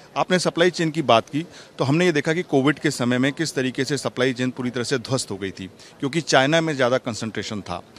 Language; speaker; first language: Hindi; native; Hindi